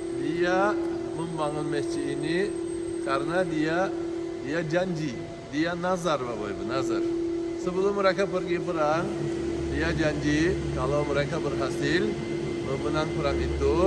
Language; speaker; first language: Indonesian; non-native, fluent; Turkish